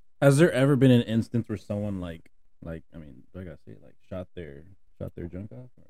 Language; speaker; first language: English; native; English